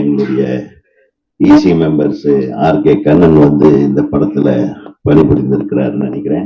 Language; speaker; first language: Tamil; native; Tamil